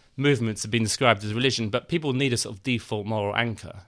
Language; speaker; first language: English; native; English